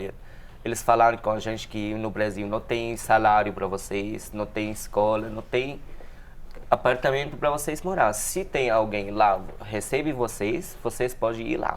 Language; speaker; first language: Portuguese; non-native, learner; Arabic